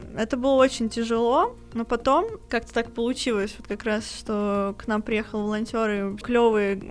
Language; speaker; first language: Russian; native; Russian